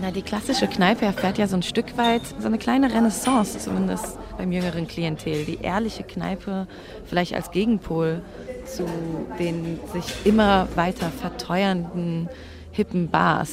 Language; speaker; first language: German; native; German